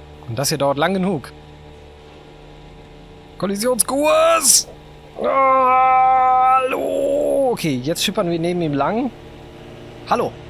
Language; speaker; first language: German; native; German